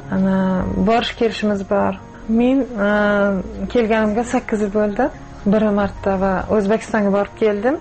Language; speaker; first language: Uzbek; native; Uzbek